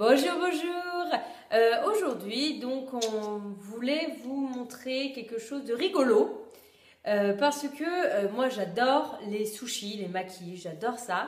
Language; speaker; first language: French; native; French